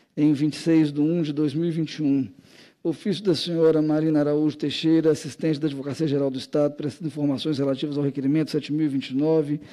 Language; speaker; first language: Portuguese; native; Portuguese